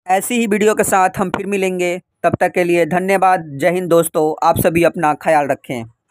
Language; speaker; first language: Hindi; native; Hindi